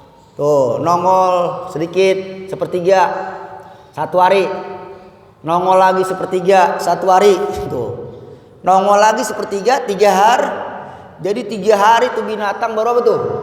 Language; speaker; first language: Malay; native; Malay